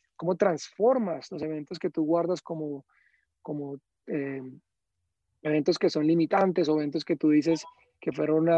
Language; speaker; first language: Spanish; native; Spanish